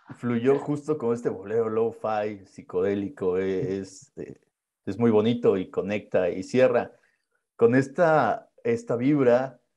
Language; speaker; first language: Spanish; native; Spanish